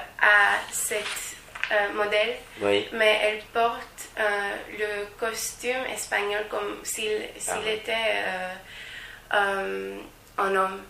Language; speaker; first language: French; non-native, learner; Spanish